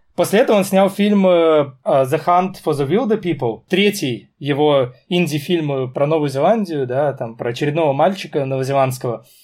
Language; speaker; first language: Russian; native; Russian